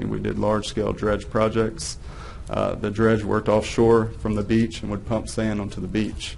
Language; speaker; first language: English; native; English